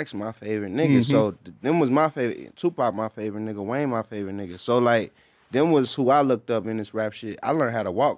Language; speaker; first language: English; native; English